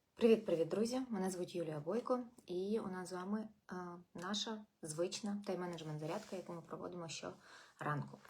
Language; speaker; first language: Ukrainian; non-native, local second language; Russian